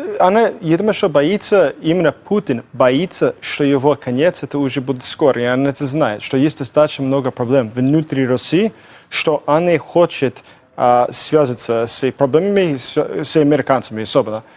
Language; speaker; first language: Russian; non-native, fluent; English